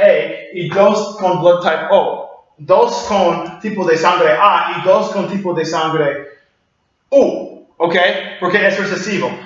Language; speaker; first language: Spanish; non-native, learner; English